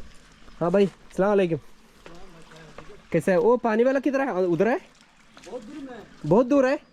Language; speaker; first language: Hindi; non-native, local second language; Malayalam